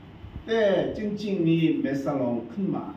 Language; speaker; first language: Thai; non-native, learner; Korean